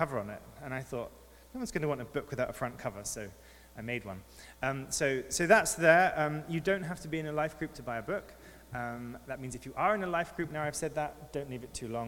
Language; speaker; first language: English; native; English